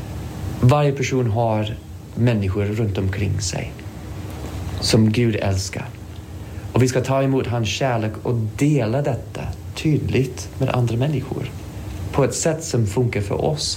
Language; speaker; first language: Swedish; non-native, fluent; English